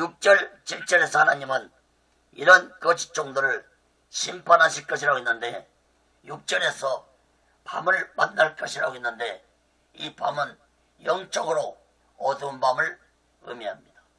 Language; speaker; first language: Korean; native; Korean